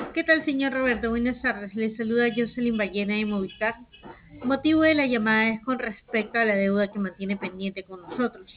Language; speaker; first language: Spanish; native; Spanish